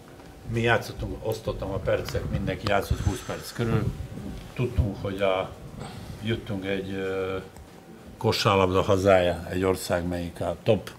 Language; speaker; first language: Hungarian; non-native, learner; Serbian